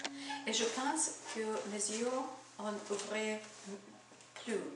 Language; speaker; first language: French; non-native, learner; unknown